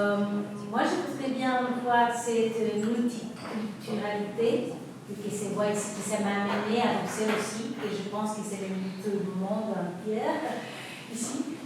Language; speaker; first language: French; non-native, fluent; Spanish